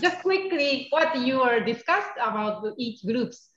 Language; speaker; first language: English; non-native, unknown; Japanese